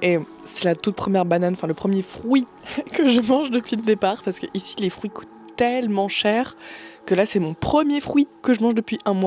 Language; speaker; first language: French; native; French